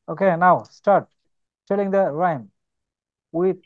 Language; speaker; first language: English; non-native, local second language; Bangla